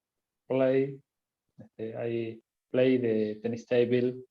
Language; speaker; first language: English; non-native, learner; Spanish